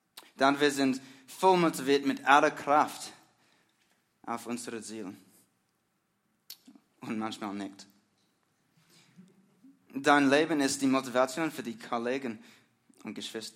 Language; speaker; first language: German; non-native, learner; English